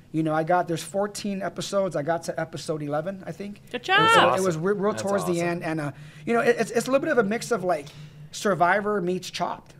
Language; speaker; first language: English; native; English